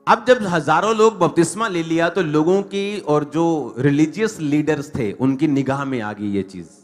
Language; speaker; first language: Hindi; non-native, local second language; Punjabi